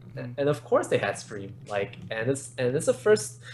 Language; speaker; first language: English; native; English